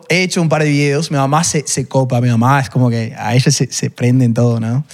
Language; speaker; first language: Spanish; non-native, fluent; English